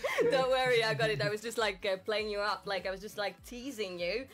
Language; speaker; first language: English; non-native, local second language; Morisyen